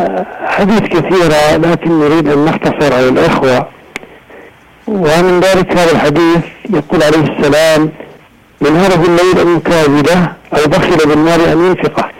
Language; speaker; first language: Arabic; native; Arabic